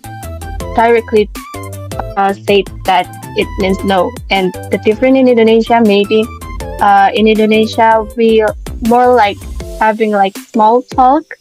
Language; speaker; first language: English; non-native, learner; Indonesian